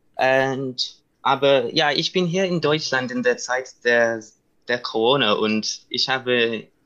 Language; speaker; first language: German; non-native, learner; English